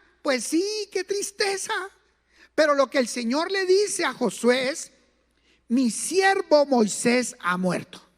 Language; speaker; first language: Spanish; native; Spanish